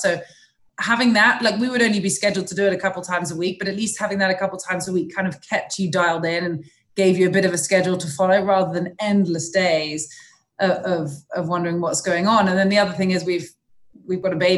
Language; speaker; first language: English; native; English